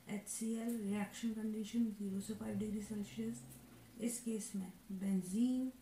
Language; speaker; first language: Hindi; native; Hindi